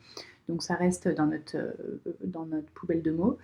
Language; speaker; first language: French; native; French